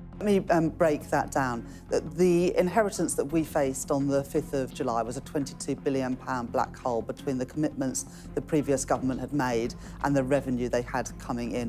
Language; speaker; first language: English; native; English